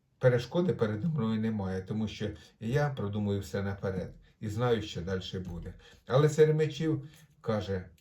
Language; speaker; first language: Ukrainian; non-native, local second language; Russian